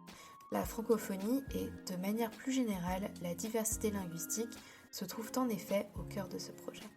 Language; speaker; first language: French; native; French